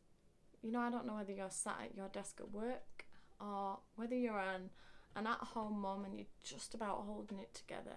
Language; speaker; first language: English; native; English